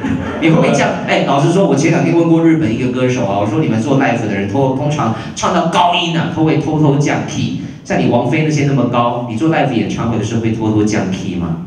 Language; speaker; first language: Chinese; native; Chinese